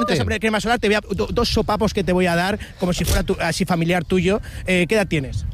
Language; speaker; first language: Spanish; native; Spanish